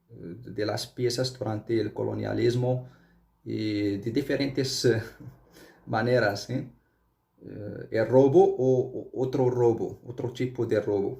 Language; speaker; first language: Spanish; non-native, fluent; Arabic